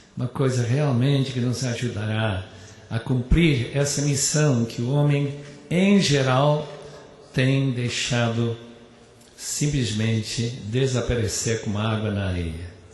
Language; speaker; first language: Portuguese; non-native, fluent; English